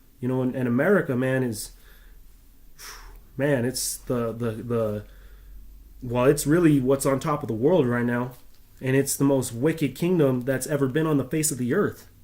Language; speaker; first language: English; native; English